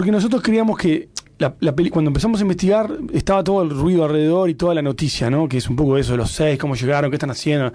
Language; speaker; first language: Spanish; native; Spanish